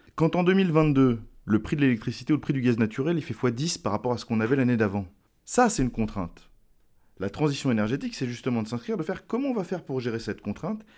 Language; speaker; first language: French; native; French